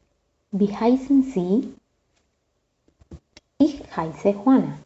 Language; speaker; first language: German; non-native, fluent; Spanish